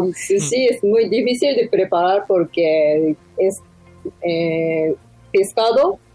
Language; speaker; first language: Spanish; non-native, learner; Japanese